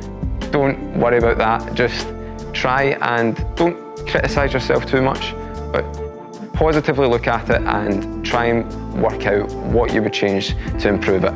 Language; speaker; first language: English; native; English